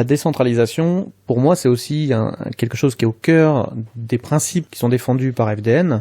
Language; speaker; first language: French; native; French